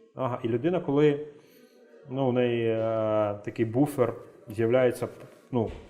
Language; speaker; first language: Ukrainian; native; Ukrainian